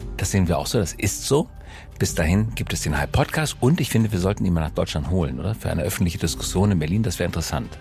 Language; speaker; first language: German; native; German